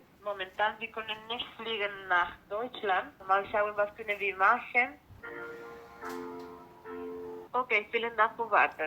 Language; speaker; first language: German; non-native, learner; Spanish